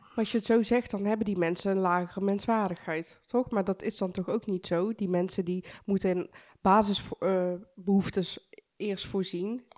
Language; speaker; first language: Dutch; early bilingual, other home language; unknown